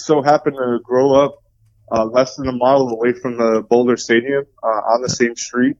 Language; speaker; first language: English; native; English